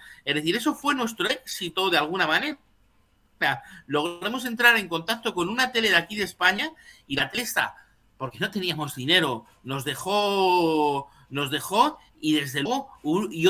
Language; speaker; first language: Spanish; native; Spanish